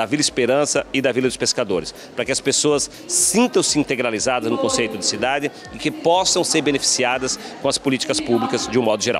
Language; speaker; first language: Portuguese; native; Portuguese